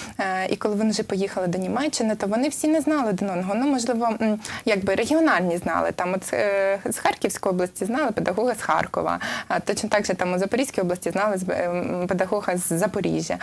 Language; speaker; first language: Ukrainian; native; Ukrainian